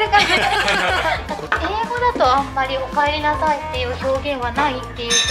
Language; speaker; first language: Japanese; non-native, fluent; Indonesian